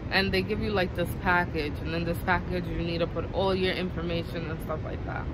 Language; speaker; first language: English; native; English